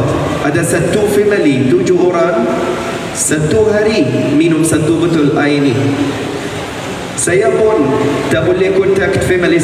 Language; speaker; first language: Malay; non-native, fluent; Arabic